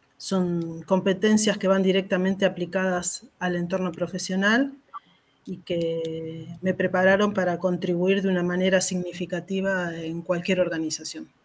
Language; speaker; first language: Spanish; native; Spanish